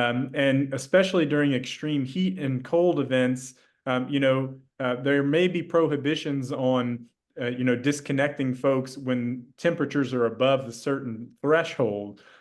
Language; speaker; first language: English; native; English